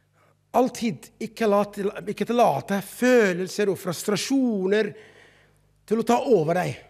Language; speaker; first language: Norwegian; non-native, fluent; Arabic